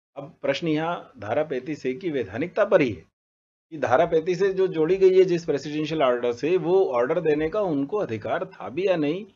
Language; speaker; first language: Hindi; native; Hindi